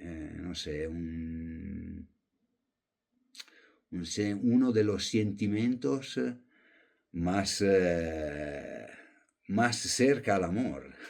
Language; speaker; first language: Spanish; non-native, fluent; Italian